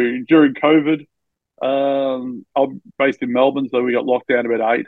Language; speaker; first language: English; native; English